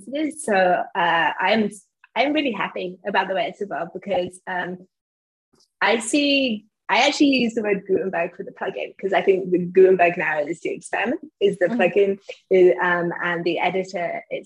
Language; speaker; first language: English; native; English